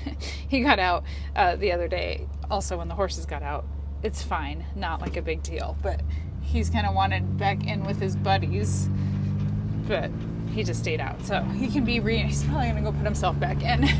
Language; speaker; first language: English; native; English